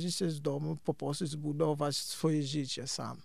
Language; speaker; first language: Polish; non-native, fluent; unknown